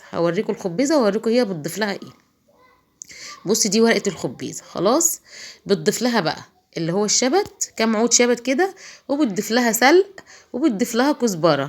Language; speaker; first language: Arabic; native; Arabic